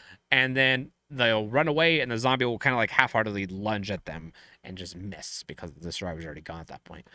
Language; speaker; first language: English; native; English